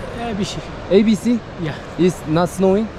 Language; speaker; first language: English; non-native, learner; Korean